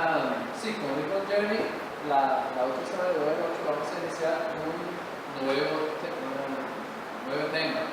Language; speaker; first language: Spanish; non-native, fluent; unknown